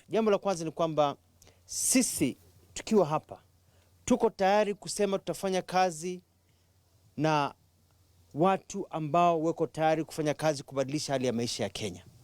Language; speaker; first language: Swahili; non-native, local second language; Kamba